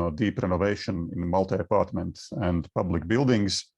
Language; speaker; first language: English; non-native, fluent; Latvian